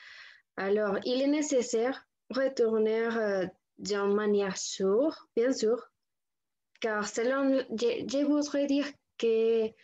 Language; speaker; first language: French; non-native, learner; Spanish